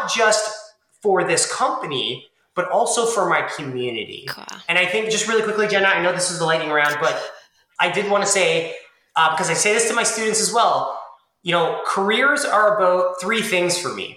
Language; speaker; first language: English; native; English